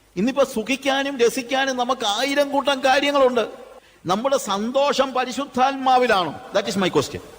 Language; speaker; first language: Malayalam; native; Malayalam